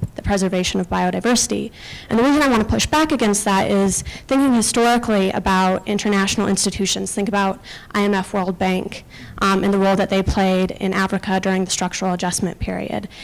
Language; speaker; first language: English; native; English